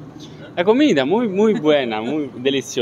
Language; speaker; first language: Spanish; non-native, learner; Italian